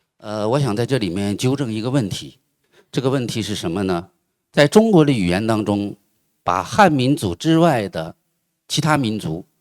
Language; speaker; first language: Chinese; native; Chinese